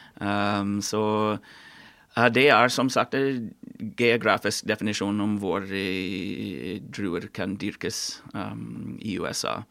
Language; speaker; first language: Norwegian; non-native, fluent; English